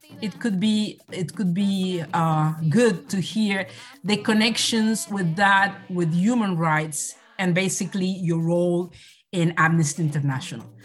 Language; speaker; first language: English; non-native, local second language; Spanish